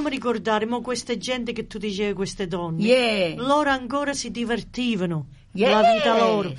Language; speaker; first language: Italian; early bilingual, heritage; Italian